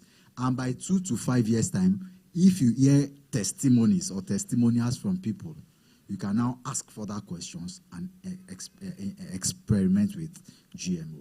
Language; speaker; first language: English; non-native, local second language; Yoruba